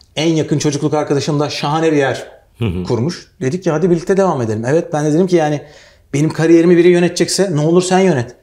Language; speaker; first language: Turkish; native; Turkish